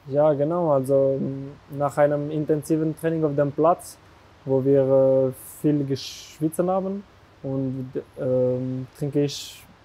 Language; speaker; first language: German; non-native, local second language; French